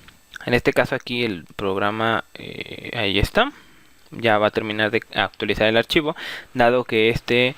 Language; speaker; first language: Spanish; native; Spanish